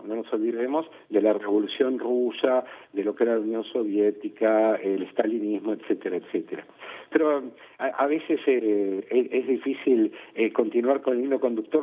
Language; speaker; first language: Spanish; native; Spanish